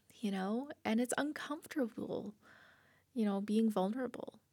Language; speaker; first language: English; native; English